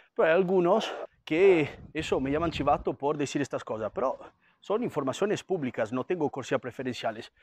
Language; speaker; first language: Spanish; non-native, fluent; Italian